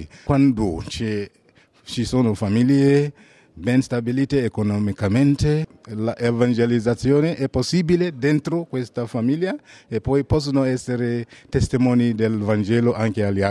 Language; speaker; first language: Italian; non-native, fluent; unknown